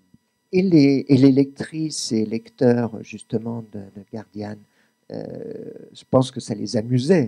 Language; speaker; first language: French; native; French